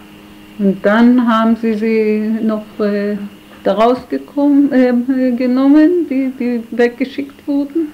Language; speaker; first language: German; non-native, fluent; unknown